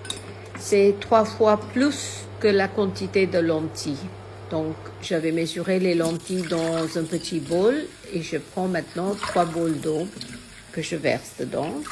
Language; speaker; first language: French; non-native, fluent; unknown